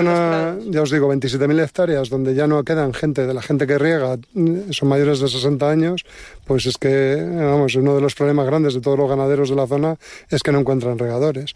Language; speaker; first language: Spanish; native; Spanish